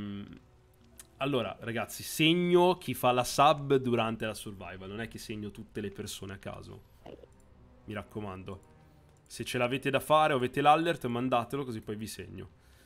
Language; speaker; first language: Italian; native; Italian